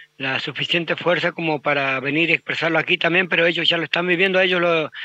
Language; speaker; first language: Spanish; native; Spanish